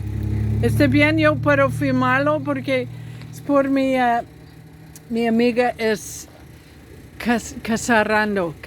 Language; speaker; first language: Spanish; non-native, learner; English